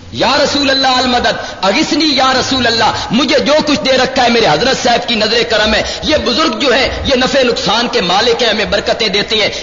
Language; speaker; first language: Urdu; non-native, local second language; Punjabi